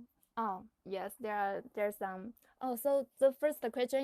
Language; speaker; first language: English; non-native, learner; Chinese